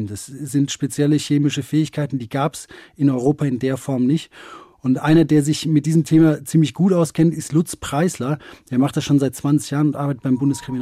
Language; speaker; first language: German; native; German